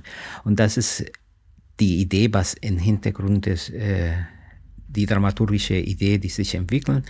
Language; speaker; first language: German; non-native, fluent; Spanish